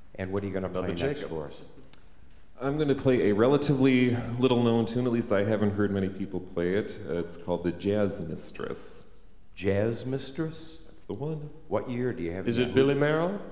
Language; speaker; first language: English; native; English